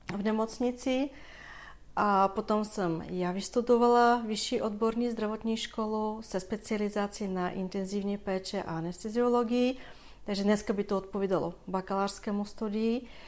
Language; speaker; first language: Czech; non-native, fluent; Bulgarian